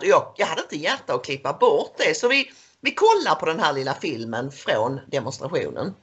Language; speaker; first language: Swedish; native; Swedish